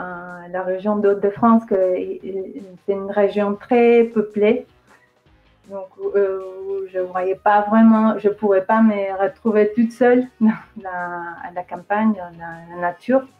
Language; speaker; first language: French; non-native, fluent; Spanish